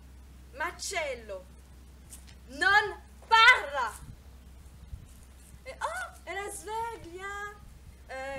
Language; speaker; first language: Italian; non-native, learner; French